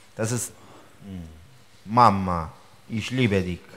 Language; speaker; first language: German; non-native, learner; Italian